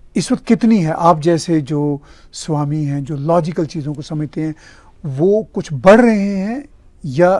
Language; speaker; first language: Urdu; native; Urdu